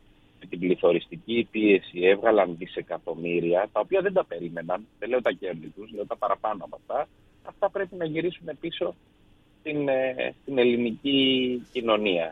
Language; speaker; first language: Greek; native; Greek